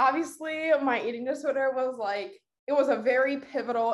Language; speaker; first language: English; native; English